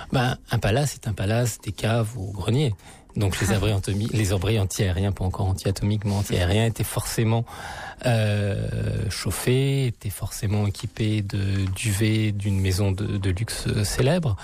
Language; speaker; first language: French; native; French